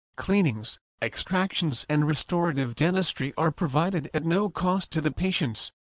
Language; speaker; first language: English; non-native, fluent; Spanish